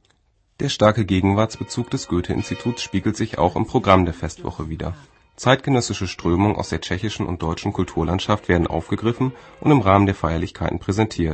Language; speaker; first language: German; native; German